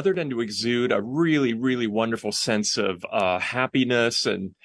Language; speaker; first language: English; non-native, local second language; Cantonese